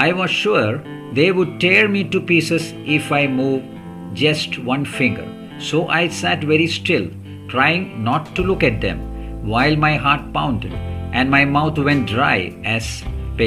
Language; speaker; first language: English; non-native, local second language; Malayalam